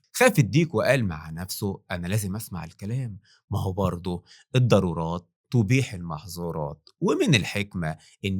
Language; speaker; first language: Arabic; native; Arabic